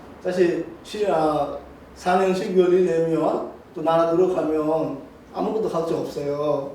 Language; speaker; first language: Korean; non-native, learner; Bangla